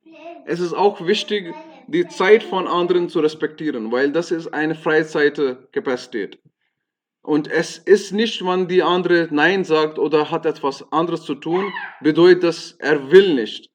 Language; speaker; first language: German; non-native, fluent; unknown